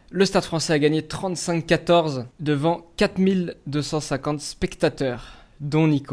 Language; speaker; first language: French; native; French